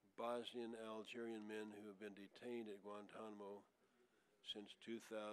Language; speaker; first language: English; native; English